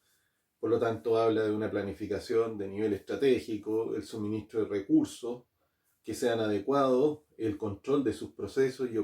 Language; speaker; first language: Spanish; native; Spanish